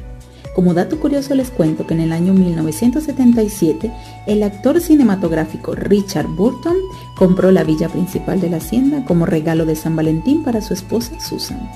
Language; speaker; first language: Spanish; native; Spanish